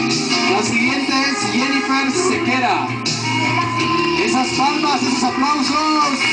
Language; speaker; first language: Spanish; native; Spanish